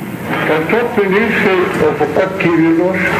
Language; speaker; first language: Greek; non-native, fluent; Russian